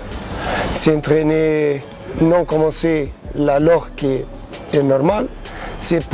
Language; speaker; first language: French; non-native, learner; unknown